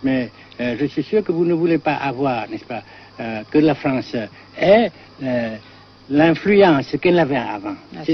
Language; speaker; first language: French; non-native, fluent; Vietnamese